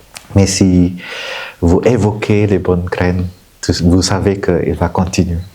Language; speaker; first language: French; non-native, fluent; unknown